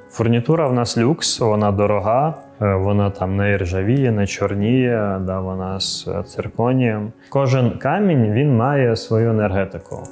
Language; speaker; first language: Ukrainian; non-native, local second language; Crimean Tatar